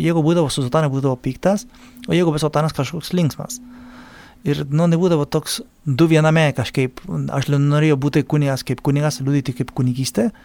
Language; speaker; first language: Lithuanian; non-native, fluent; Spanish